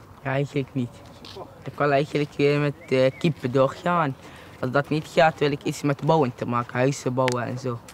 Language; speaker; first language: Dutch; early bilingual, other home language; Arabic